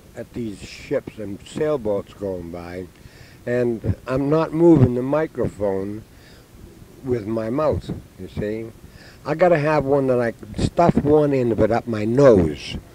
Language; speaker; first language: English; native; English